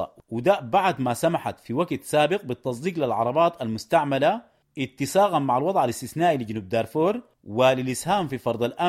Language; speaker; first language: Arabic; native; Arabic